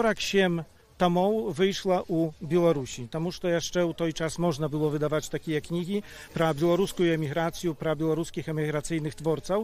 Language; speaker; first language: Polish; non-native, local second language; Belarusian